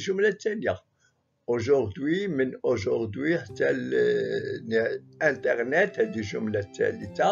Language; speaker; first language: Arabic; native; Arabic